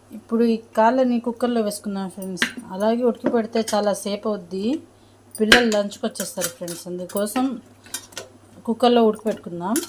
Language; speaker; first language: Telugu; non-native, local second language; Urdu